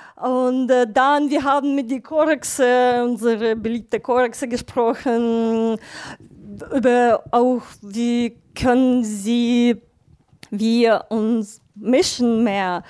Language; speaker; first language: German; non-native, fluent; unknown